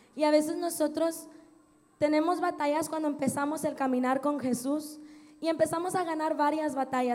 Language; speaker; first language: Spanish; early bilingual, other home language; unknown